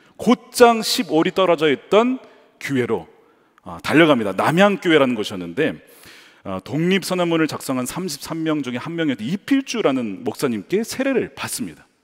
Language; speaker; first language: Korean; native; Korean